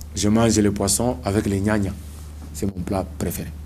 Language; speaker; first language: French; non-native, local second language; Swahili